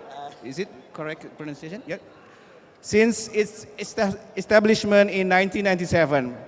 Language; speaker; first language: English; non-native, fluent; Indonesian